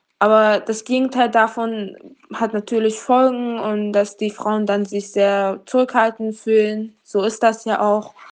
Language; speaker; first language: German; non-native, learner; Persian